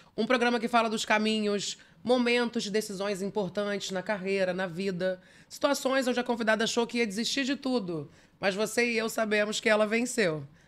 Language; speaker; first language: Portuguese; native; Portuguese